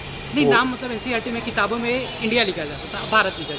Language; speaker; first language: Hindi; native; Hindi